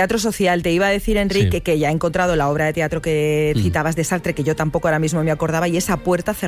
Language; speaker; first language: Spanish; native; Spanish